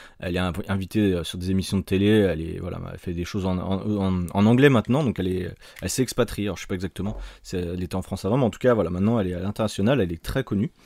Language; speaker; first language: French; native; French